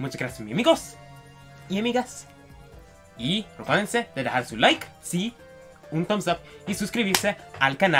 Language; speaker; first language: Spanish; early bilingual, heritage; Spanish